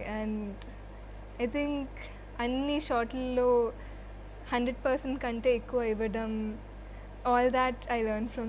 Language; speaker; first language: Telugu; non-native, local second language; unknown